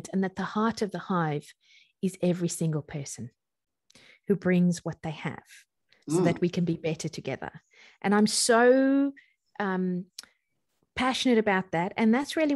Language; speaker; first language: English; native; English